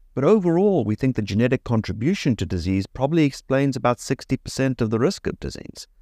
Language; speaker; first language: English; native; English